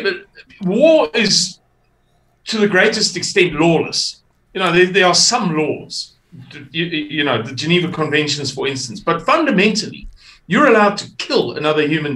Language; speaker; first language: English; native; English